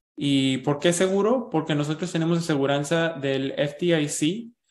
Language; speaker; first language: Spanish; early bilingual, heritage; Spanish